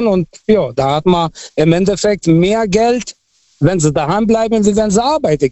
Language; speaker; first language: German; non-native, fluent; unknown